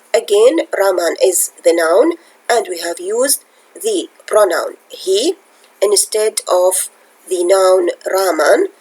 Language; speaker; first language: English; non-native, fluent; Arabic